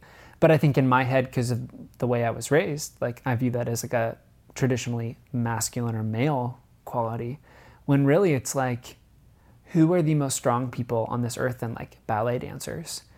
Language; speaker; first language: English; native; English